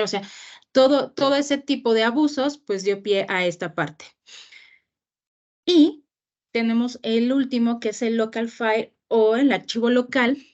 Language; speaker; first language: Spanish; native; Spanish